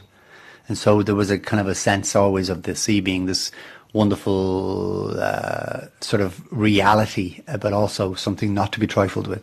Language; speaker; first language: English; native; English